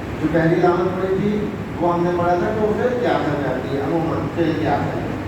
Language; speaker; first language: Urdu; native; Urdu